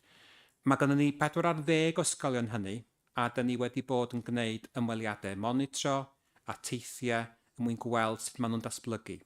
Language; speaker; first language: Welsh; native; Welsh